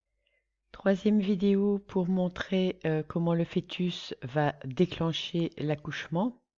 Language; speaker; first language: French; native; French